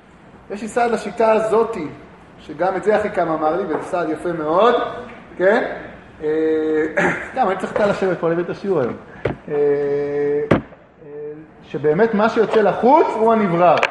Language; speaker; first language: Hebrew; native; Hebrew